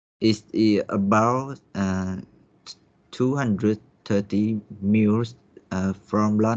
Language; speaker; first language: English; non-native, learner; Vietnamese